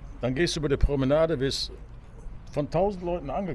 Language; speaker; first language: German; native; German